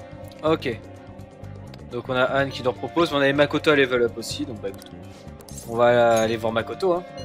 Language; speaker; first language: French; native; French